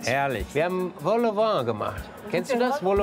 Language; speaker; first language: German; native; German